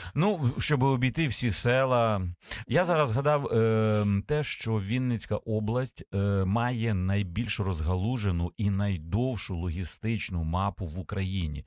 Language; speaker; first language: Ukrainian; native; Ukrainian